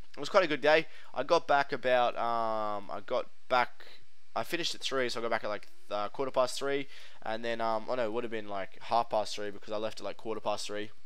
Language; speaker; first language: English; native; English